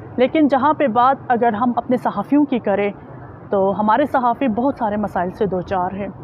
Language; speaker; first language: Urdu; non-native, local second language; Shina